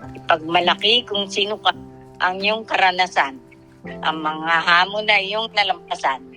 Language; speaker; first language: Filipino; native; Filipino